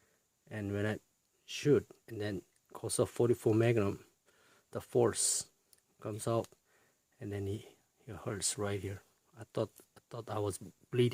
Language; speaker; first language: English; non-native, fluent; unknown